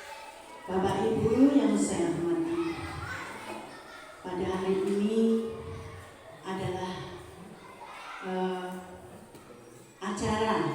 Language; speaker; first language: Indonesian; non-native, local second language; Javanese